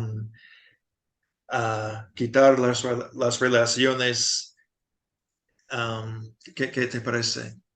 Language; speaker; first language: Spanish; non-native, fluent; English